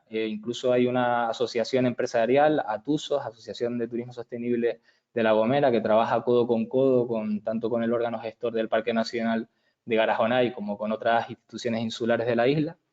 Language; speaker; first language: Spanish; native; Spanish